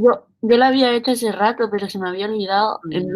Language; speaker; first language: Spanish; native; Spanish